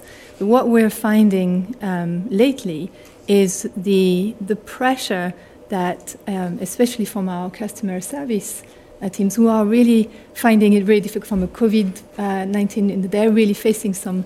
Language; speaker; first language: English; non-native, fluent; French